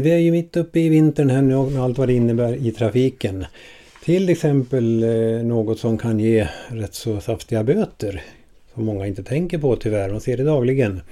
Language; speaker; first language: Swedish; native; Swedish